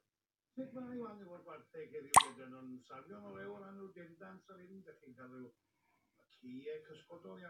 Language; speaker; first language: Welsh; native; Welsh